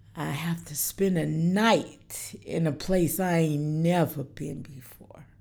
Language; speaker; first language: English; native; English